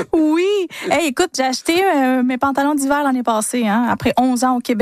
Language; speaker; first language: French; early bilingual, other home language; Spanish